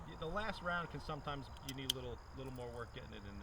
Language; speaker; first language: English; native; English